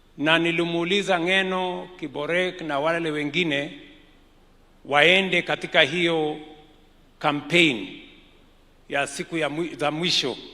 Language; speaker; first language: Swahili; non-native, local second language; Kalenjin